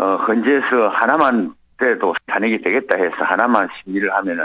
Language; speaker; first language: Korean; native; Korean